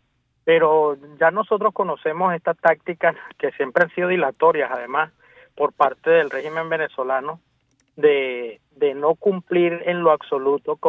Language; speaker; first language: Spanish; native; Spanish